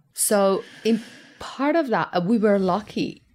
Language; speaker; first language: English; non-native, fluent; Persian